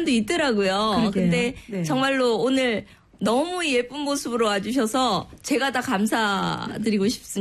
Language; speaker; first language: Korean; native; Korean